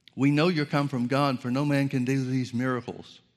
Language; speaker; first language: English; native; English